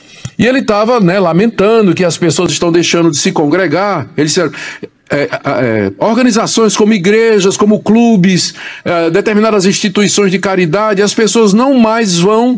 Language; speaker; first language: Portuguese; native; Portuguese